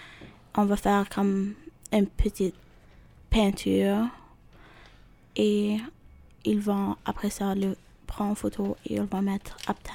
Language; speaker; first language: French; non-native, fluent; Arabic